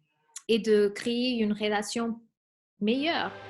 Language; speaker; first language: French; non-native, fluent; Spanish